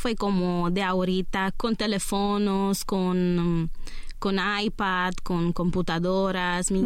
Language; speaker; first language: Spanish; non-native, learner; Romanian